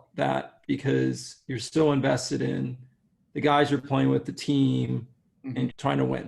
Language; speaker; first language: English; native; English